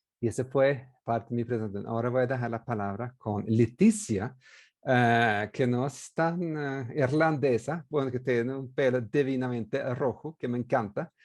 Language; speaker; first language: Spanish; non-native, fluent; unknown